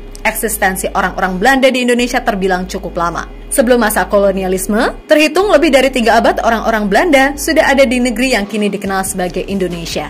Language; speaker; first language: Indonesian; native; Indonesian